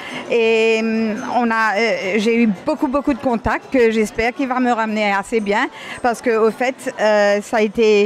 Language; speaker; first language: French; non-native, local second language; Morisyen